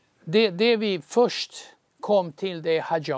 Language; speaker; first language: Swedish; non-native, fluent; Croatian